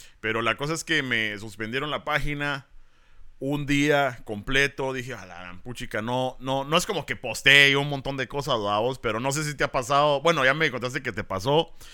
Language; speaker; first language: Spanish; native; Spanish